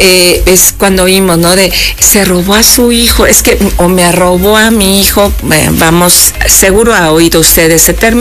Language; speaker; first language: Spanish; native; Spanish